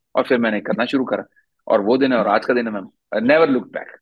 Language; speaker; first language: Hindi; native; Hindi